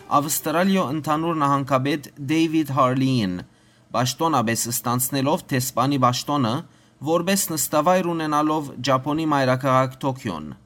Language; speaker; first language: Armenian; early bilingual, heritage; Armenian